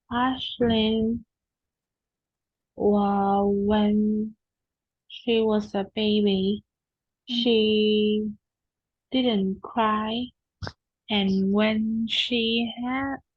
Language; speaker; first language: English; non-native, learner; Vietnamese